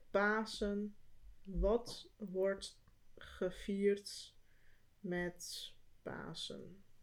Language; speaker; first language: Dutch; early bilingual, other home language; Turkish